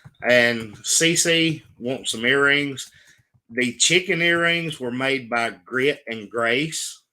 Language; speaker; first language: English; native; English